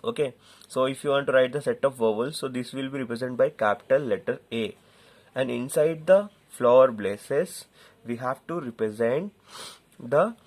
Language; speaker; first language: English; non-native, local second language; Telugu